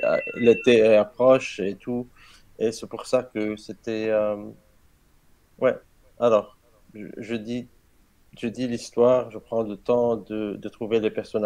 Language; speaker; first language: French; non-native, learner; Arabic